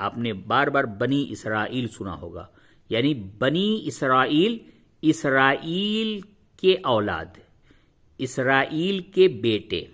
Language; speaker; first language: Urdu; native; Urdu